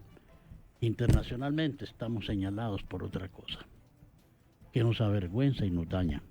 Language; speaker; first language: Spanish; native; Spanish